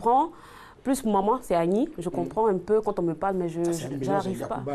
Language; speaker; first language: French; native; French